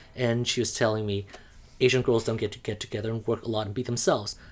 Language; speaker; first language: English; non-native, fluent; Burmese